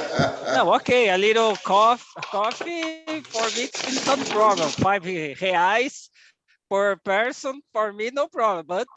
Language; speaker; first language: English; non-native, learner; Portuguese